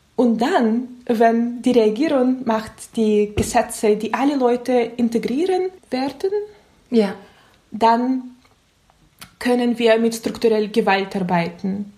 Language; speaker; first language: German; non-native, learner; Russian